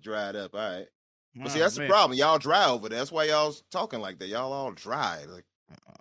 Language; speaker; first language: English; native; English